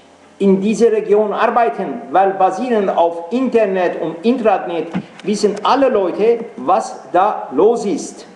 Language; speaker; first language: German; non-native, fluent; Persian